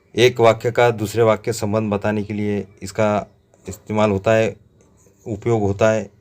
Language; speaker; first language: Hindi; non-native, local second language; Urdu